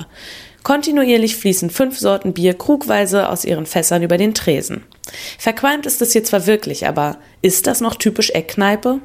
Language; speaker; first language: German; native; German